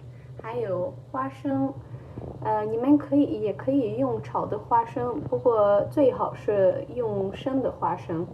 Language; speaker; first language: Chinese; early bilingual, heritage; Chinese